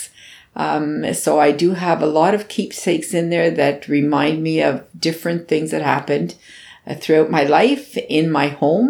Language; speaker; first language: English; native; English